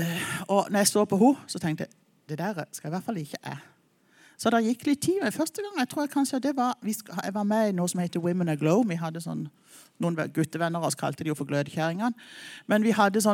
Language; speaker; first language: Norwegian; native; Norwegian